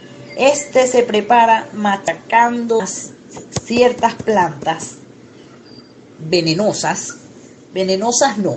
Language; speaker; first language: Spanish; native; Spanish